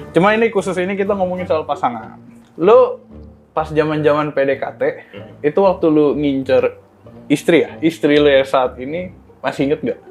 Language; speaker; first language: Indonesian; native; Indonesian